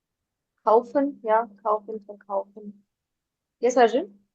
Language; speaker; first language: German; non-native, fluent; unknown